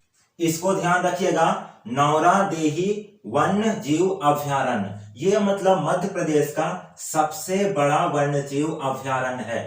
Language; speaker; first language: Hindi; native; Hindi